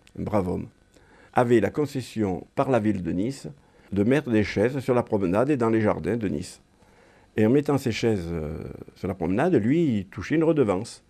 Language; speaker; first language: French; native; French